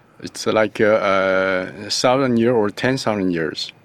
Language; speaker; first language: English; non-native, fluent; Chinese